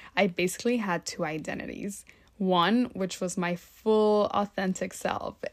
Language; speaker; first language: English; early bilingual, other home language; Spanish